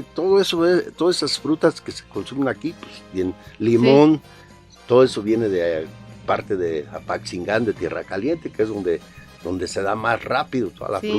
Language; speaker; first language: Spanish; native; Spanish